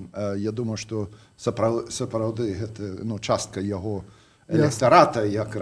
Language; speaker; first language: Belarusian; non-native, fluent; English